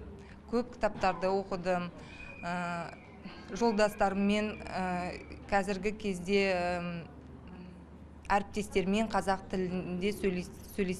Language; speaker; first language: Kazakh; non-native, local second language; Uzbek